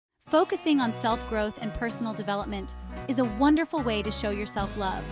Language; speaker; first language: English; native; English